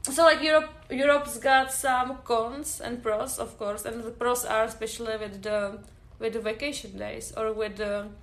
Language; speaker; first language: English; non-native, fluent; Czech